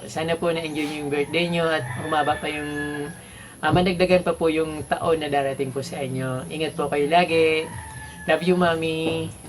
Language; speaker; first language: Filipino; non-native, local second language; Bikol